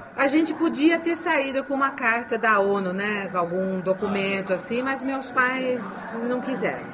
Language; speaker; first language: Portuguese; early bilingual, heritage; Chinese